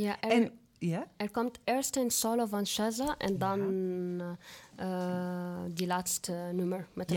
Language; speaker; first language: Dutch; non-native, fluent; Arabic